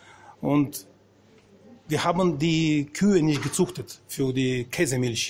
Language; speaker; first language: German; non-native, fluent; Russian